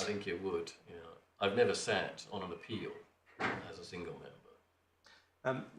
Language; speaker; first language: English; native; English